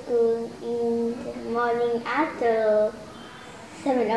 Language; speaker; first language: English; non-native, learner; Vietnamese